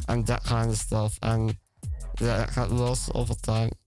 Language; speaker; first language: English; non-native, fluent; Dutch